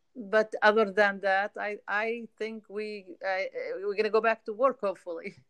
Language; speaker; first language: English; non-native, fluent; Arabic